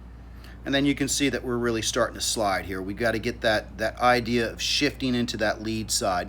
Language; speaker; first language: English; native; English